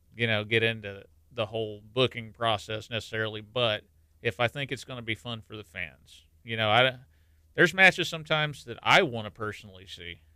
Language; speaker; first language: English; native; English